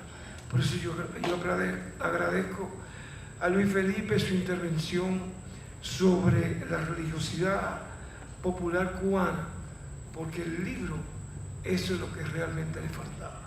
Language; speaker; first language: Spanish; native; Spanish